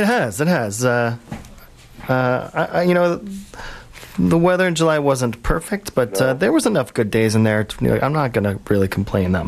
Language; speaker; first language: English; native; English